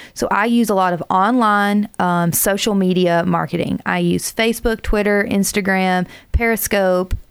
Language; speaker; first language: English; native; English